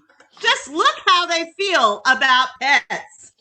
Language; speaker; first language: English; native; English